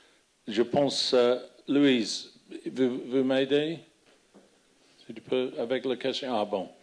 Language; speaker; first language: French; non-native, fluent; English